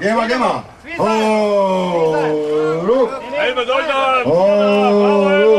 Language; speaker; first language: German; non-native, learner; Slovenian